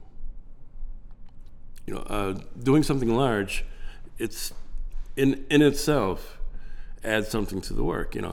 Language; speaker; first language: English; native; English